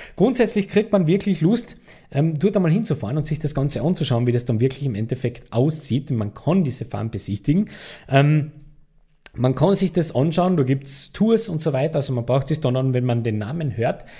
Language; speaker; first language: German; native; German